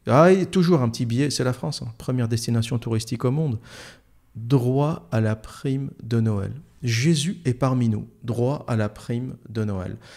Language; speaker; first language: French; native; French